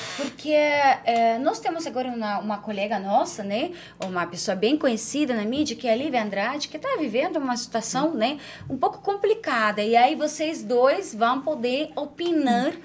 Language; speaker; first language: Portuguese; non-native, fluent; Ukrainian